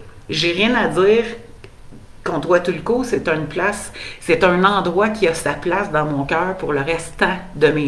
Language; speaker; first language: French; native; French